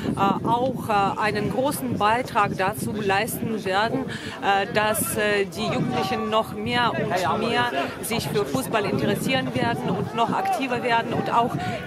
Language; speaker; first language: German; non-native, fluent; Russian